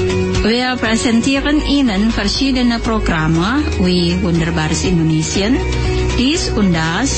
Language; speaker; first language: German; non-native, fluent; Indonesian